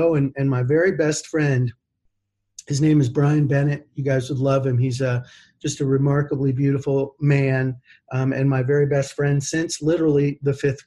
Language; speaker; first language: English; native; English